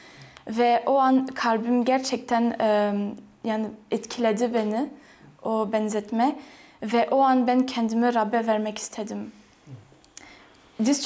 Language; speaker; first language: Turkish; non-native, fluent; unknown